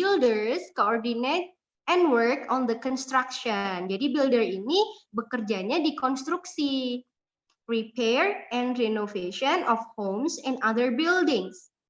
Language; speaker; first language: English; non-native, fluent; Indonesian